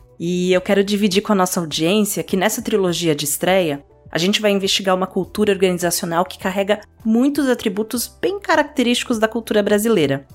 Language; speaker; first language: Portuguese; native; Portuguese